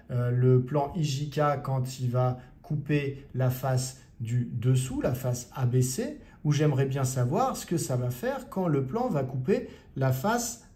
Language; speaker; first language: French; native; French